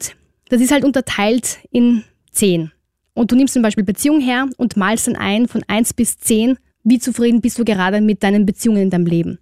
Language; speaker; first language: German; native; German